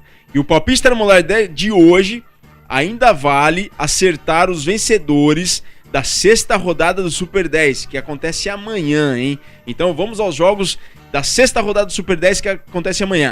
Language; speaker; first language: Portuguese; native; Portuguese